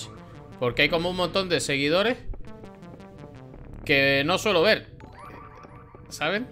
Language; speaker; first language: Spanish; native; Spanish